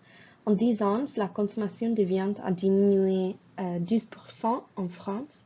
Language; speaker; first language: French; non-native, fluent; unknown